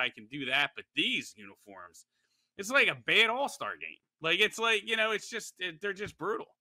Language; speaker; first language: English; native; English